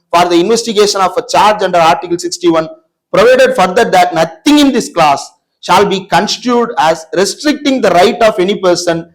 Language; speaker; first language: English; non-native, local second language; Tamil